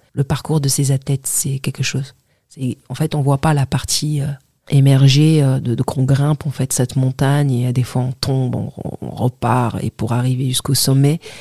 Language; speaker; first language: French; non-native, local second language; Arabic